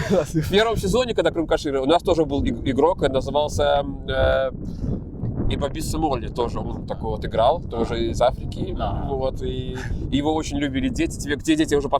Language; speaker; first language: Russian; native; Russian